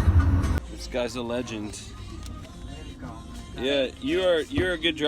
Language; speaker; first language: English; native; English